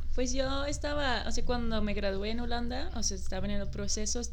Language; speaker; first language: Spanish; non-native, fluent; Dutch